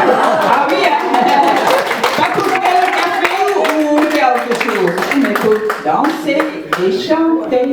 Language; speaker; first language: French; non-native, local second language; Dutch